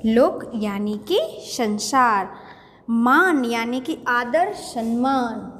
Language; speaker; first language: Hindi; non-native, local second language; Gujarati